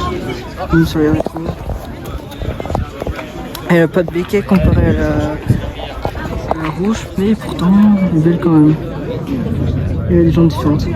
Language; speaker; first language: French; native; French